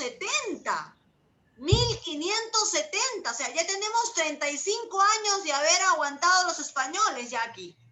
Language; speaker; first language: Spanish; native; Spanish